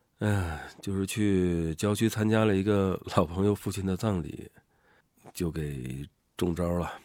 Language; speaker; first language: Chinese; native; Chinese